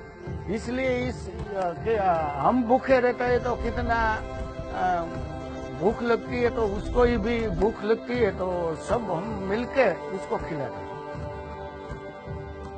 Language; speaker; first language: Hindi; non-native, local second language; Gujarati